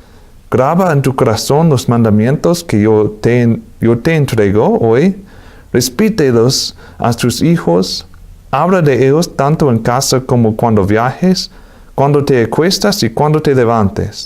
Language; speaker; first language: Spanish; non-native, fluent; English